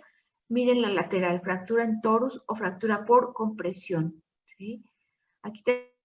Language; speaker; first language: Spanish; native; Spanish